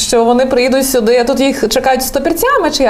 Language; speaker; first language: Ukrainian; native; Ukrainian